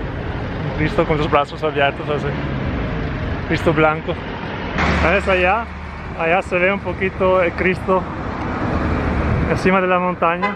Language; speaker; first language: Spanish; non-native, fluent; Italian